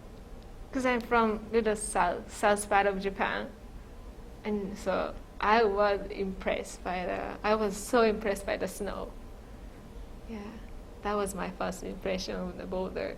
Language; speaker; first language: English; non-native, fluent; Japanese